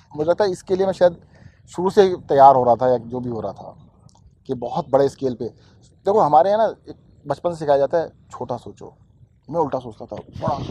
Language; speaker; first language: Hindi; native; Hindi